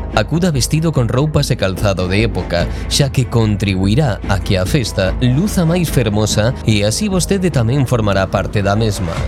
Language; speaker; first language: Galician; native; Galician